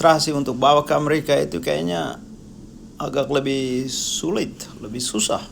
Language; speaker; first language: Indonesian; non-native, local second language; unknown